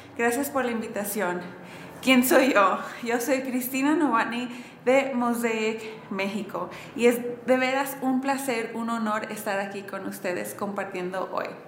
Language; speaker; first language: Spanish; early bilingual, heritage; Spanish